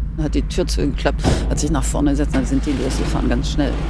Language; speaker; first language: German; native; German